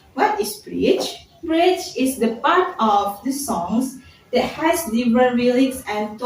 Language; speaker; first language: English; non-native, learner; Indonesian